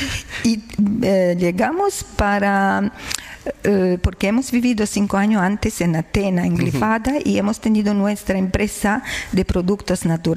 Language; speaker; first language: Spanish; non-native, learner; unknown